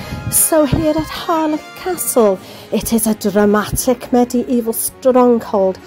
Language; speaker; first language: English; native; English